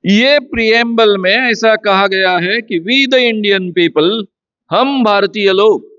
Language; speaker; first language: Hindi; non-native, local second language; Marathi